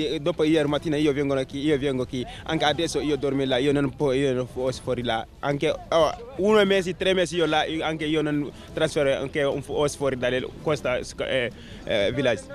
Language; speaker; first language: Italian; non-native, learner; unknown